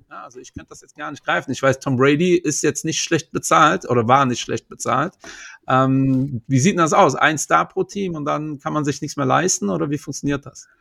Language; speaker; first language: German; early bilingual, other home language; Portuguese